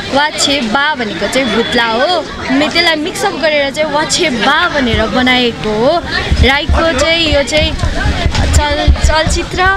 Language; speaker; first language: Nepali; native; Nepali